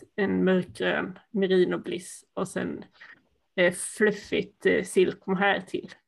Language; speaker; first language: Swedish; native; Swedish